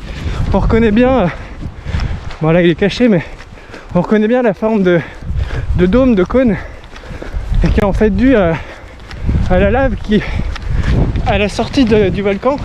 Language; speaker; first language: French; native; French